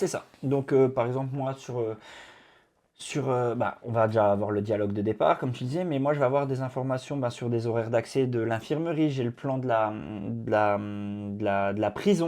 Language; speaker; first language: French; native; French